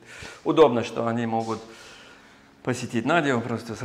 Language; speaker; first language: Russian; non-native, learner; English